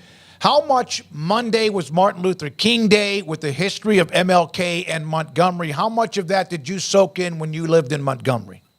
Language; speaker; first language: English; native; English